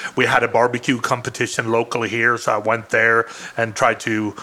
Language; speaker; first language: English; non-native, fluent; Swedish